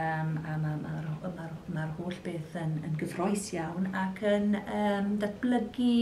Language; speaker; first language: Welsh; native; Welsh